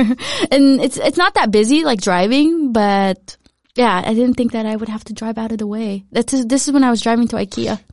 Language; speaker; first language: English; early bilingual, other home language; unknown